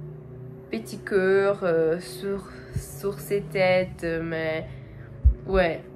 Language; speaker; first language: French; non-native, learner; Portuguese